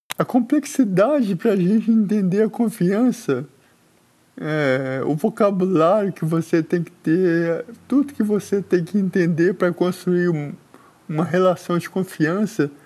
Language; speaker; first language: Portuguese; native; Portuguese